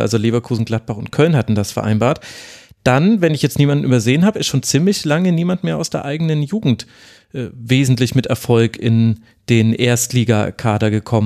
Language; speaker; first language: German; native; German